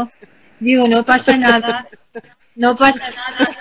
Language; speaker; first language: Spanish; non-native, fluent; Ukrainian